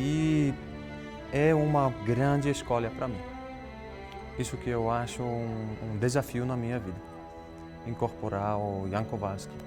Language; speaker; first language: Portuguese; non-native, fluent; Polish